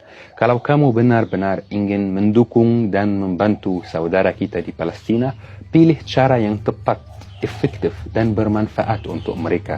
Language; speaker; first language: Indonesian; non-native, fluent; Arabic